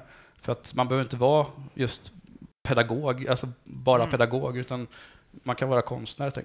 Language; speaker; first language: Swedish; native; Swedish